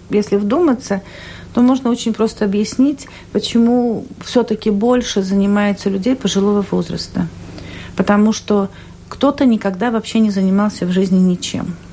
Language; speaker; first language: Russian; native; Russian